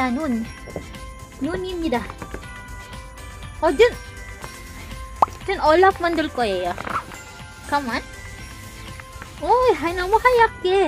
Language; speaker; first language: Korean; non-native, learner; Filipino